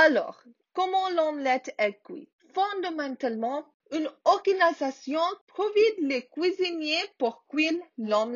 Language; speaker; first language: French; non-native, learner; English